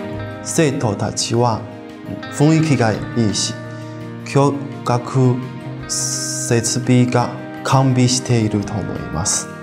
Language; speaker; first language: Japanese; non-native, learner; Chinese